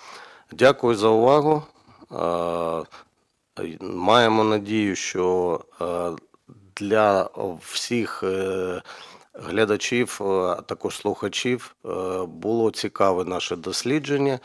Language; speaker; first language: Ukrainian; native; Ukrainian